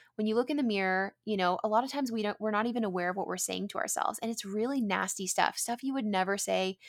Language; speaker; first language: English; native; English